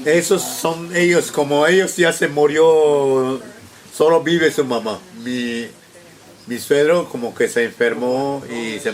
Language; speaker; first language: Spanish; non-native, local second language; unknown